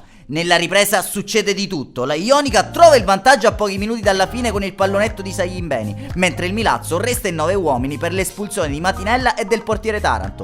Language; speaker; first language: Italian; native; Italian